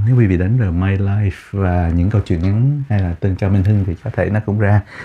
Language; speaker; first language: Vietnamese; native; Vietnamese